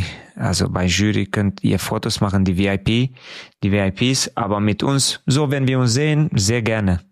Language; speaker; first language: German; non-native, fluent; Hungarian